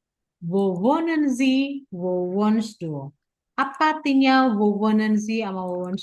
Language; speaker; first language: German; non-native, fluent; Indonesian